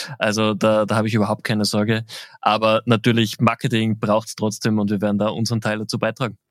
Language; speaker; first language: German; native; German